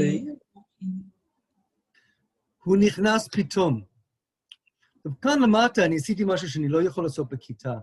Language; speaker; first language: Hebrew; non-native, fluent; English